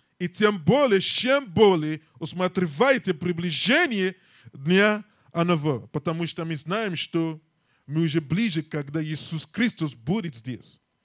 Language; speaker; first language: Russian; non-native, learner; English